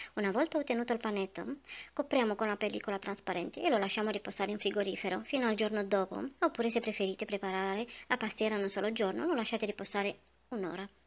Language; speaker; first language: Italian; non-native, fluent; Romanian